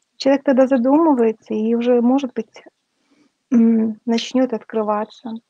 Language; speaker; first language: Russian; native; Russian